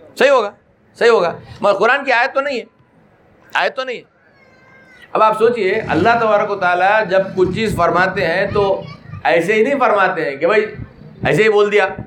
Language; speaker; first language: Urdu; native; Urdu